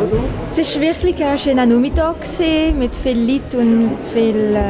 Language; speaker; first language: German; non-native, learner; French